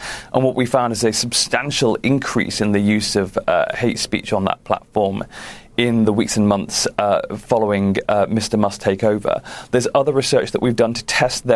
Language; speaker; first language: English; native; English